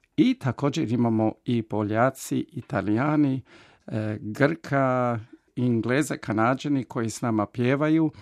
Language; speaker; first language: Croatian; early bilingual, heritage; Croatian